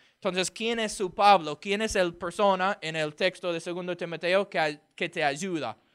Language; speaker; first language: Spanish; non-native, fluent; English